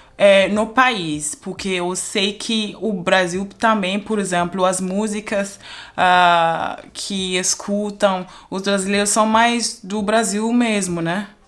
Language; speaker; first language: Portuguese; non-native, fluent; German